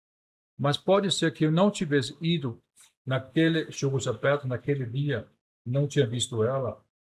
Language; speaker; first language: Portuguese; non-native, fluent; Danish